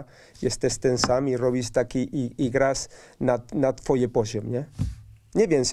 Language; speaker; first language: Polish; non-native, learner; Spanish